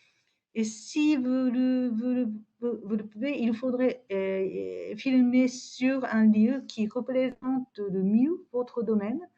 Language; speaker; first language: French; non-native, fluent; Japanese